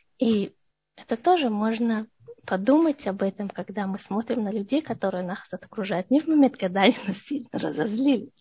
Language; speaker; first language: Russian; early bilingual, heritage; Russian